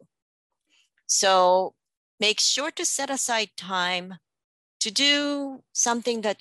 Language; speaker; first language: English; non-native, fluent; Japanese